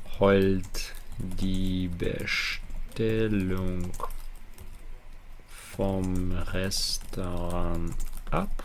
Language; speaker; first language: German; non-native, learner; Ukrainian